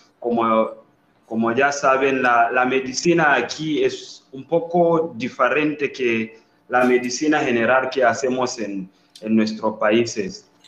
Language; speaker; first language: Spanish; non-native, learner; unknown